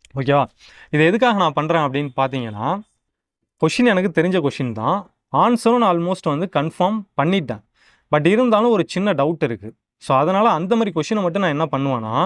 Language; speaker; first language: Tamil; native; Tamil